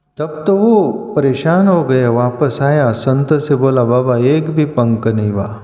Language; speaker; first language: Hindi; non-native, local second language; Marathi